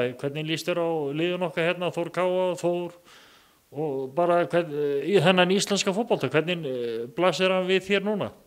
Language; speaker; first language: Icelandic; native; Icelandic